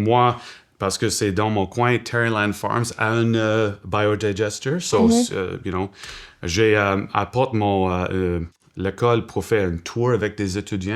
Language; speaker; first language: French; non-native, local second language; English